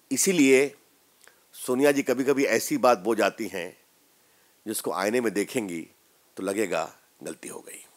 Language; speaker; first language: Hindi; native; Hindi